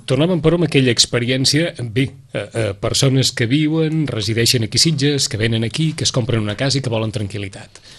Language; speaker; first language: Catalan; native; Catalan